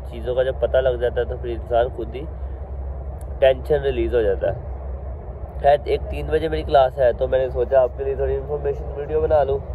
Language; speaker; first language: Urdu; non-native, local second language; Punjabi